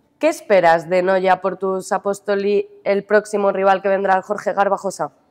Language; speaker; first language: Spanish; native; Spanish